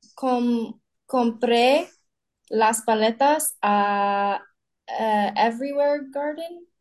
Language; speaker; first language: Spanish; non-native, fluent; Russian